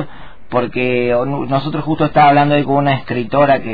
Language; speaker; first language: Spanish; native; Spanish